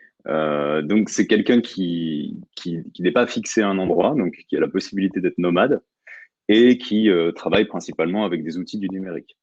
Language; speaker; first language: French; native; French